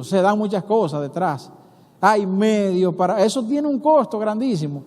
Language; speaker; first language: Spanish; native; Spanish